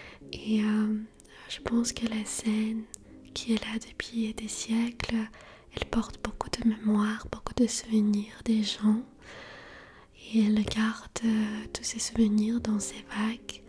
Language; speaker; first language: French; non-native, fluent; Armenian